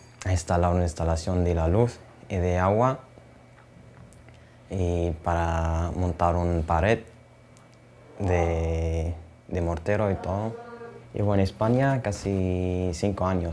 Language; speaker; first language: Spanish; non-native, learner; Arabic